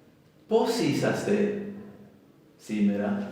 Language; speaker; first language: Greek; non-native, fluent; Spanish